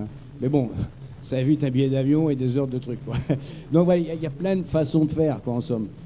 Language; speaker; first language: French; native; French